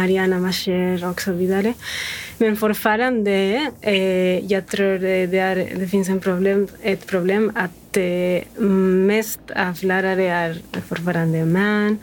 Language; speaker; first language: Swedish; non-native, fluent; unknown